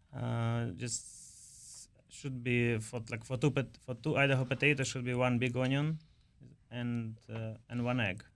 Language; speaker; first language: English; non-native, learner; Ukrainian